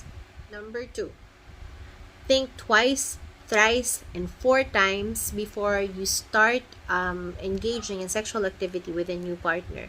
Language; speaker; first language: English; non-native, local second language; Filipino